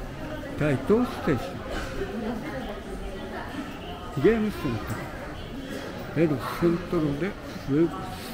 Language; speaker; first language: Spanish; non-native, learner; Japanese